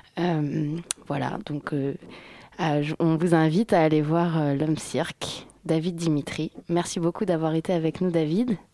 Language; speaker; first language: French; native; French